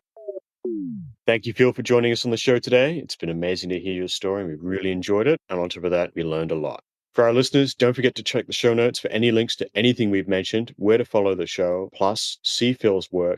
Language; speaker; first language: English; native; English